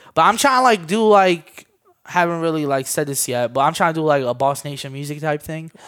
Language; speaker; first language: English; early bilingual, other home language; Armenian